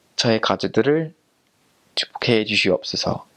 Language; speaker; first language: Korean; non-native, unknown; English